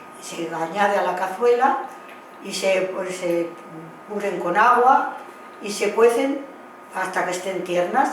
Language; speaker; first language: Spanish; native; Spanish